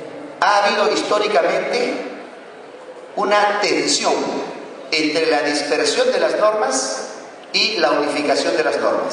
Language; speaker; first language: Spanish; native; Spanish